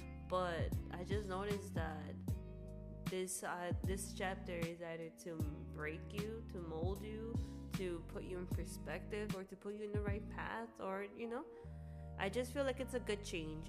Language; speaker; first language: English; native; English